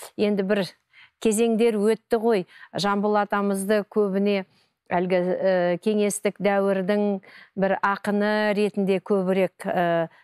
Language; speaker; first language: Kazakh; native; Kazakh